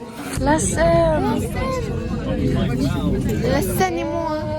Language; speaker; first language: French; non-native, learner; Lithuanian